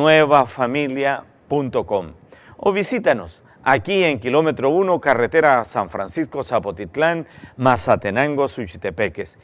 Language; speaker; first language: Spanish; native; Spanish